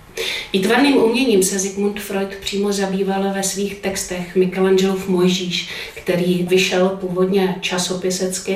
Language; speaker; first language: Czech; native; Czech